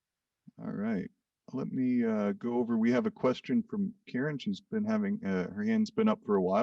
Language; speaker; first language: English; native; English